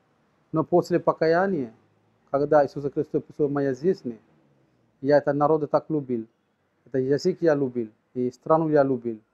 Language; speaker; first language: Russian; non-native, learner; Sinhala